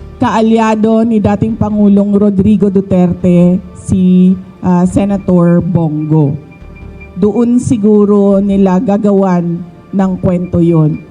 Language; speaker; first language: Filipino; non-native, local second language; Cebuano